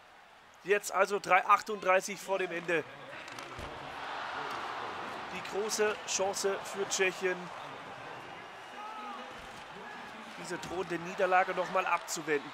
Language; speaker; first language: German; native; German